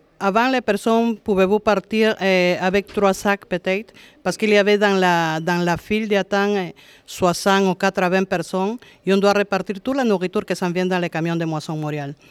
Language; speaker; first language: French; non-native, fluent; Spanish